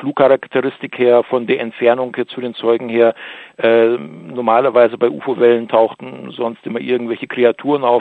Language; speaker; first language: German; native; German